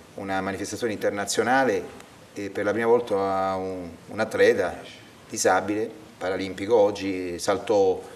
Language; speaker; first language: Italian; native; Italian